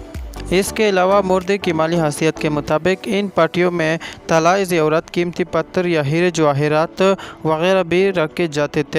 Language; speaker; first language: Urdu; native; Urdu